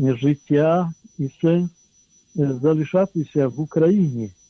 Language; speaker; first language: Ukrainian; non-native, fluent; Polish